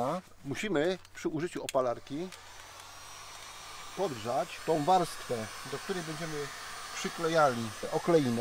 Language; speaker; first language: Polish; native; Polish